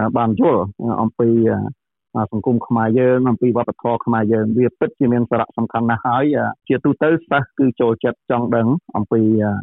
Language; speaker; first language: Khmer; native; Khmer